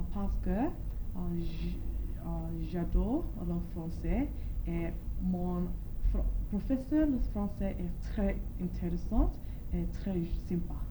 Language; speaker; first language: French; non-native, learner; Korean